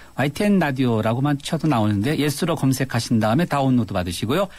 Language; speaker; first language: Korean; native; Korean